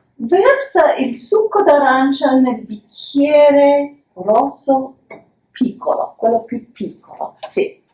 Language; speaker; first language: Italian; non-native, fluent; English